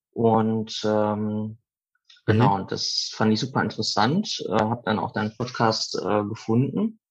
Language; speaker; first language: German; early bilingual, other home language; Italian